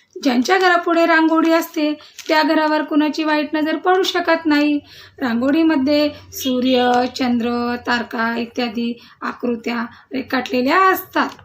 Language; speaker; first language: Marathi; non-native, local second language; Telugu